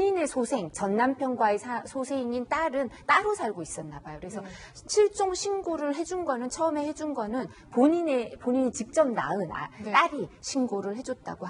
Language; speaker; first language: Korean; native; Korean